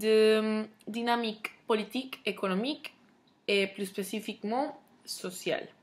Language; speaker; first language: French; non-native, fluent; Spanish